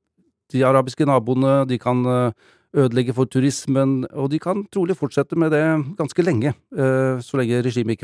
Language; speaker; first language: Norwegian; native; Norwegian